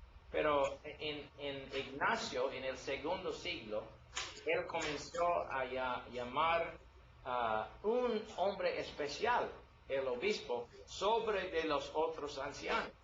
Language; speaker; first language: Spanish; non-native, learner; English